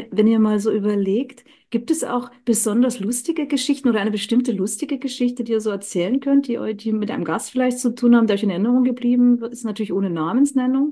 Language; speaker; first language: German; native; German